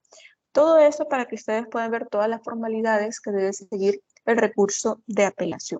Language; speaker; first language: Spanish; native; Spanish